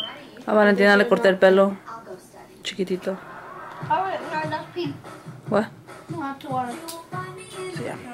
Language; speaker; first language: Spanish; early bilingual, heritage; Spanish